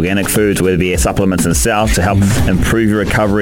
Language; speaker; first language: English; native; English